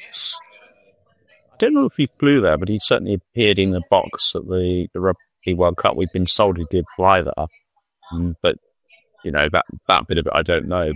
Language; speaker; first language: English; native; English